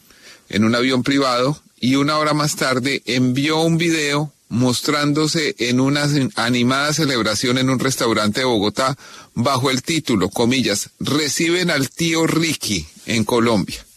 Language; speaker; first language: Spanish; native; Spanish